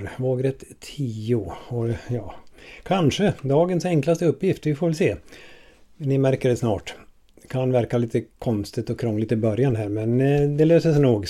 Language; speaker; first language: Swedish; native; Swedish